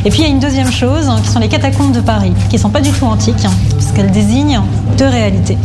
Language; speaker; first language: French; native; French